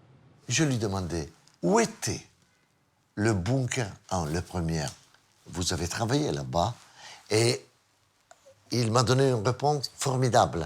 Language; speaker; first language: French; non-native, fluent; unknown